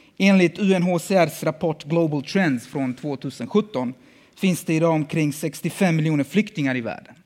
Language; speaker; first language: Swedish; early bilingual, other home language; Bosnian